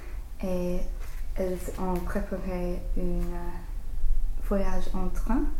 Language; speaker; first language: French; non-native, learner; English